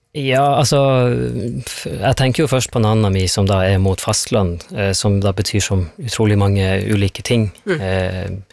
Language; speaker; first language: Norwegian; native; Norwegian